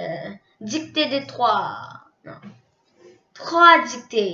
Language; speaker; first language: French; early bilingual, other home language; Korean